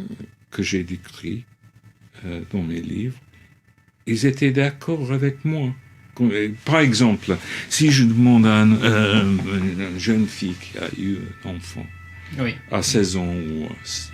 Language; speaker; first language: French; non-native, fluent; English